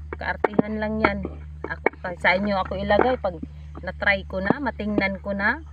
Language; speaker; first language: Filipino; non-native, local second language; Masbatenyo